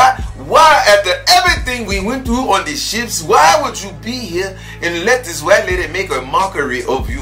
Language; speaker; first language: English; native; English